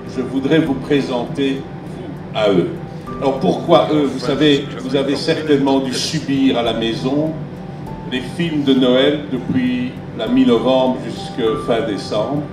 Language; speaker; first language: French; native; French